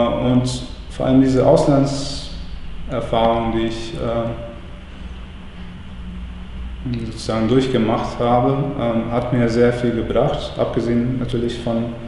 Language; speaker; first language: German; non-native, fluent; Latvian